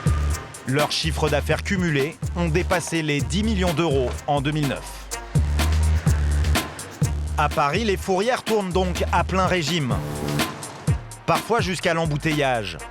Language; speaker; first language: French; native; French